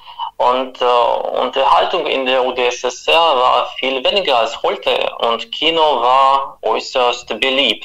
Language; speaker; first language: German; non-native, fluent; Russian